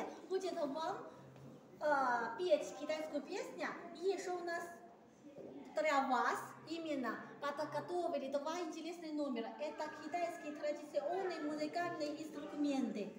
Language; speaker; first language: Russian; non-native, learner; Chinese